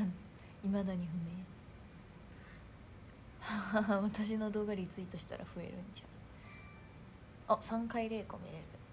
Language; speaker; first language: Japanese; native; Japanese